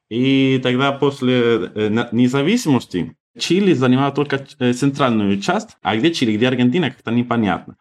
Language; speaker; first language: Russian; non-native, fluent; Spanish